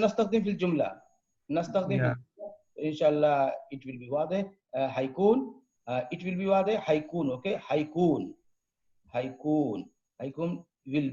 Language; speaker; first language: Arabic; non-native, fluent; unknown